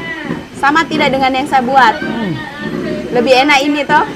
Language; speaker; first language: Indonesian; native; Indonesian